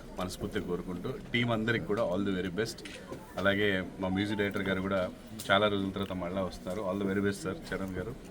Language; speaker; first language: Telugu; native; Telugu